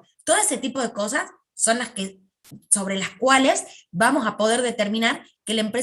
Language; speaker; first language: Spanish; native; Spanish